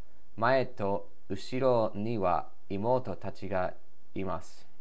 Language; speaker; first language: Japanese; non-native, learner; English